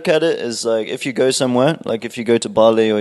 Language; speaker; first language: English; native; English